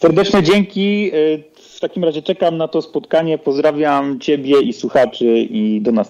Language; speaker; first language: Polish; native; Polish